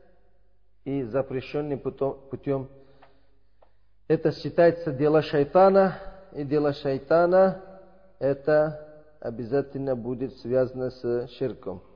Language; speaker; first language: Russian; non-native, learner; Uzbek